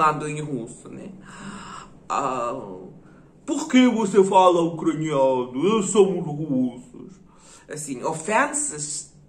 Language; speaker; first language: Portuguese; non-native, fluent; Ukrainian